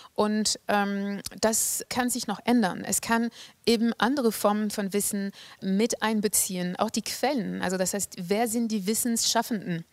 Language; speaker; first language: German; non-native, fluent; French